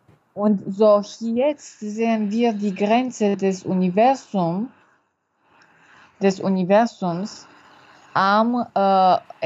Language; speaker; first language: German; non-native, learner; French